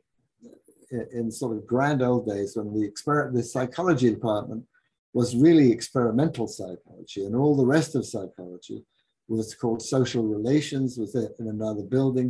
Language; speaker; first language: English; native; English